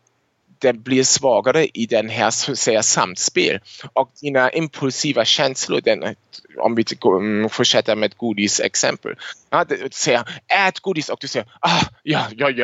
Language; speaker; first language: Swedish; non-native, fluent; German